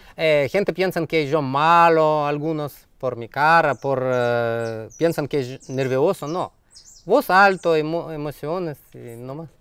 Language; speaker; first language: Spanish; non-native, learner; Russian